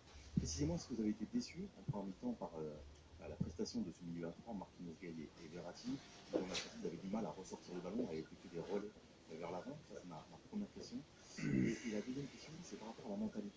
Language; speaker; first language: French; native; French